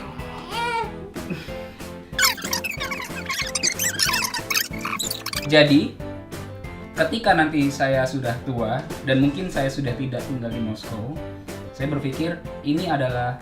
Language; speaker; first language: Indonesian; native; Indonesian